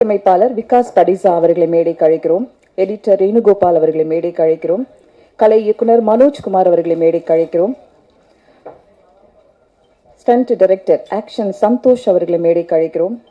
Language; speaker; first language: Tamil; native; Tamil